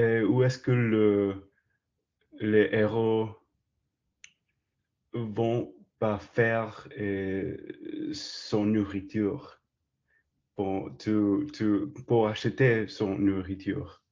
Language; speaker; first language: French; non-native, learner; English